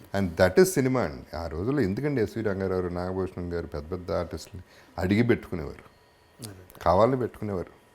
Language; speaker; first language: Telugu; native; Telugu